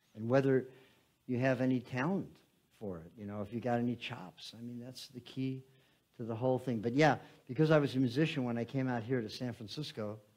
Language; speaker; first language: English; native; English